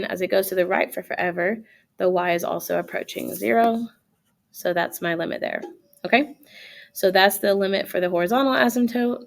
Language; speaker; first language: English; native; English